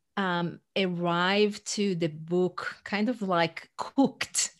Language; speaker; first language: English; non-native, fluent; Hebrew